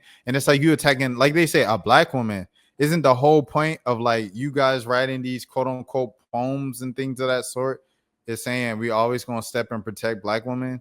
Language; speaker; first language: English; native; English